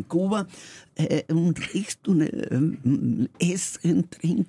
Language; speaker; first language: German; non-native, learner; Spanish